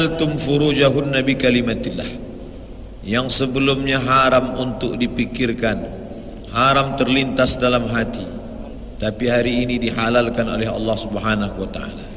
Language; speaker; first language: Indonesian; native; Indonesian